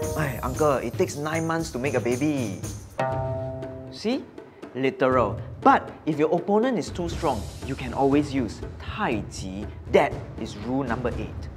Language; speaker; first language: English; native; English